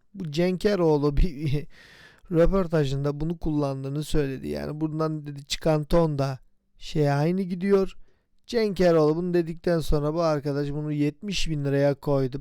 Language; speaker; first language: Turkish; native; Turkish